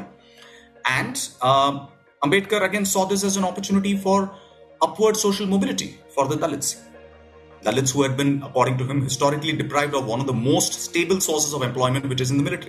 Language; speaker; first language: English; non-native, local second language; Tamil